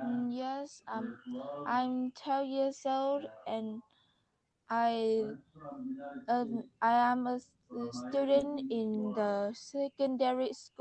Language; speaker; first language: English; non-native, learner; Vietnamese